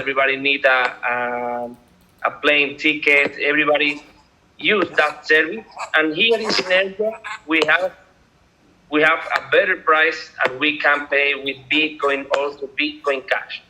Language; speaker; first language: English; non-native, learner; Spanish